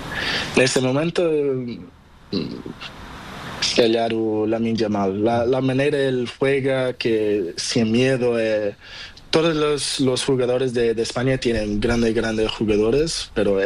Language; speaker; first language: Spanish; non-native, learner; Portuguese